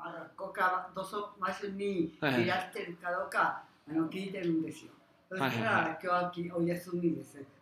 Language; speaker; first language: Japanese; non-native, learner; Spanish